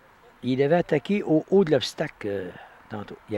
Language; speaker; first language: French; native; French